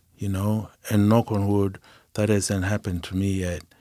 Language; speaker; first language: English; non-native, local second language; Shona